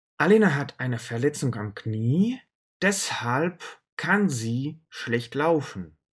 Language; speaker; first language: German; non-native, learner; Russian